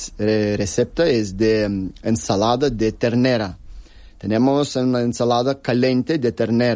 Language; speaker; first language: Spanish; non-native, learner; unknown